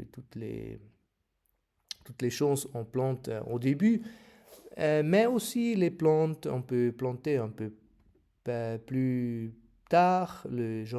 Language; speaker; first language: French; non-native, learner; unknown